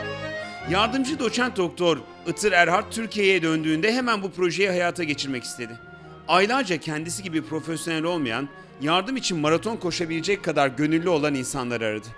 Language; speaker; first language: Turkish; native; Turkish